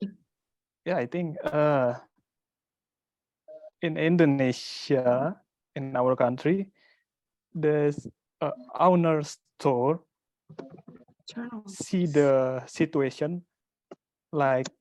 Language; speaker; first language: English; non-native, learner; Indonesian